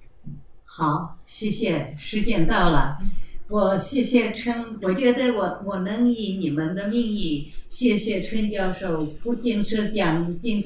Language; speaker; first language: Chinese; non-native, fluent; Czech